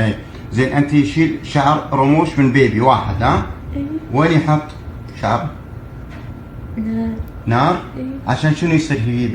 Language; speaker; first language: Arabic; native; Arabic